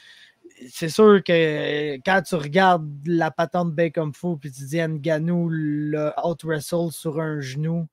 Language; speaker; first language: French; native; French